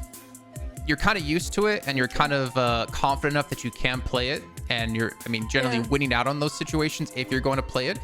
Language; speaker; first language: English; native; English